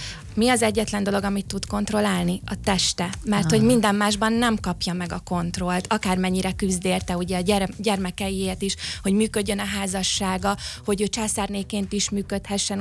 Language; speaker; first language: Hungarian; native; Hungarian